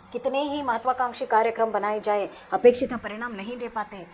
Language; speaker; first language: Hindi; non-native, local second language; Kannada